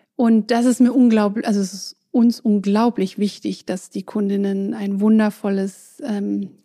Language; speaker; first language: German; non-native, local second language; French